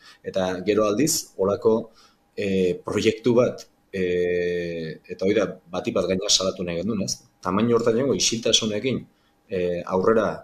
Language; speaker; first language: Basque; native; Basque